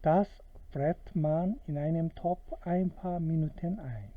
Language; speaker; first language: German; non-native, fluent; Korean